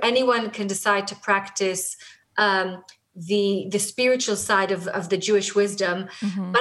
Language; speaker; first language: English; non-native, fluent; Hebrew